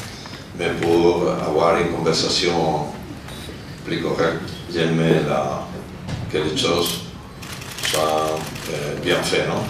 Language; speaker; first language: French; non-native, learner; Spanish